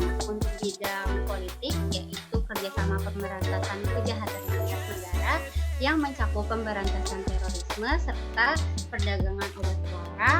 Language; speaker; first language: Indonesian; native; Indonesian